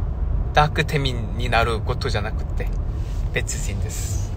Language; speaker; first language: Japanese; non-native, fluent; Korean